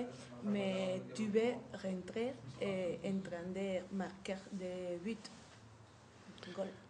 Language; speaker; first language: French; non-native, learner; Spanish